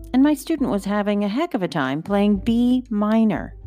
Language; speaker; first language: English; native; English